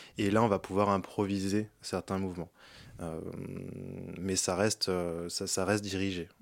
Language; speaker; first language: French; native; French